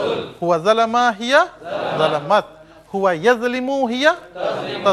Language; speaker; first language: Arabic; non-native, fluent; Urdu